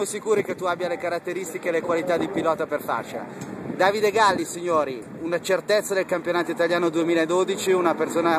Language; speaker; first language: Italian; native; Italian